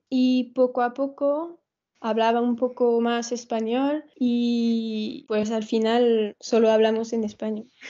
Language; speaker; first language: Spanish; non-native, fluent; French